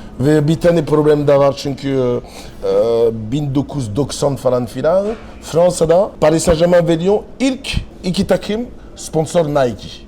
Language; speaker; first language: Turkish; non-native, learner; French